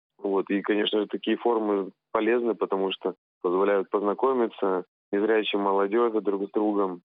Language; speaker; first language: Russian; native; Russian